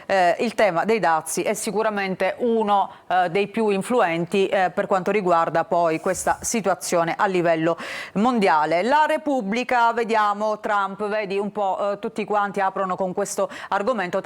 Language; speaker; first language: Italian; native; Italian